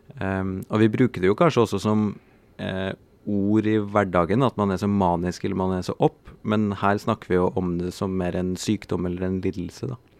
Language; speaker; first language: Norwegian; native; Norwegian